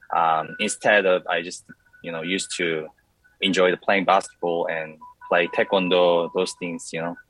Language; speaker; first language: English; non-native, learner; Korean